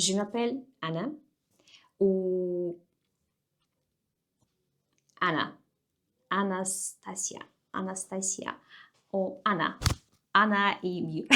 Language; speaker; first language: French; non-native, learner; Russian